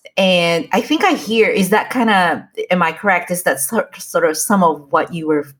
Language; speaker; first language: English; native; English